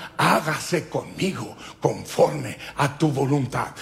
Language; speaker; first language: Spanish; native; Spanish